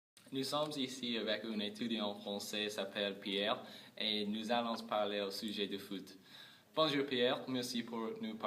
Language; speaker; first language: French; non-native, learner; English